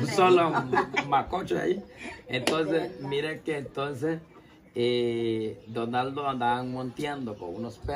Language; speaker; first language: Spanish; native; Spanish